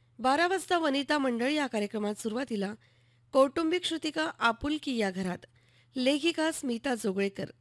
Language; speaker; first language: Marathi; native; Marathi